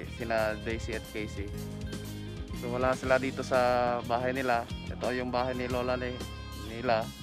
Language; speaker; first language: Filipino; non-native, local second language; Cebuano